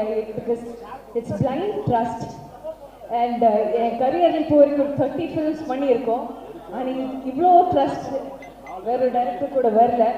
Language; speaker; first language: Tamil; non-native, fluent; Malayalam